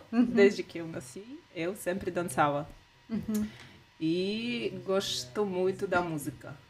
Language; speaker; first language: Portuguese; non-native, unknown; Russian